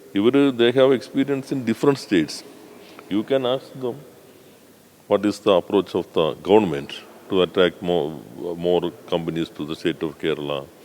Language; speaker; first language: English; non-native, local second language; Malayalam